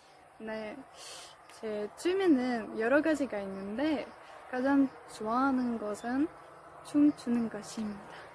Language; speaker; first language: Korean; non-native, fluent; Russian